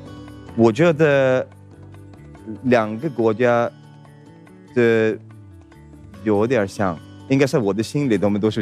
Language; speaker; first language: Chinese; non-native, fluent; Swedish